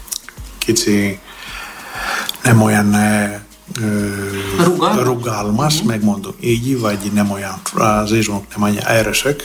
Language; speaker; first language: Hungarian; non-native, learner; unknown